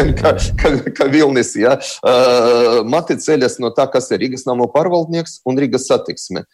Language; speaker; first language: Latvian; non-native, local second language; Russian